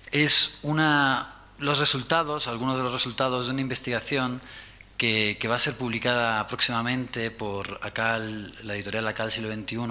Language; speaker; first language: Spanish; native; Spanish